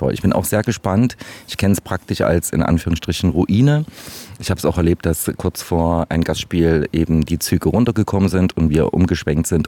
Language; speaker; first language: German; native; German